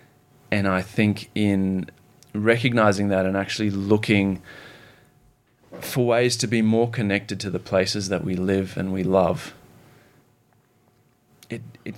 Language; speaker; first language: English; native; English